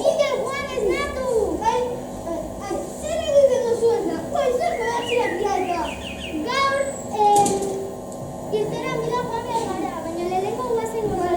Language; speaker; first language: Basque; non-native, local second language; Spanish